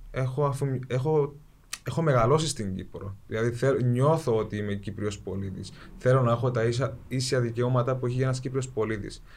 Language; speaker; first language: Greek; early bilingual, other home language; Kurdish